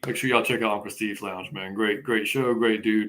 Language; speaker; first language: English; native; English